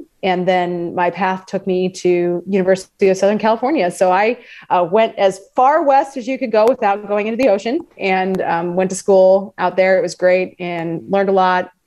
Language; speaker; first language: English; native; English